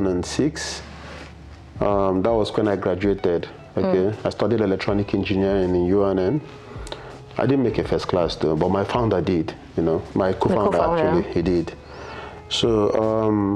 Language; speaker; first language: English; non-native, local second language; Igbo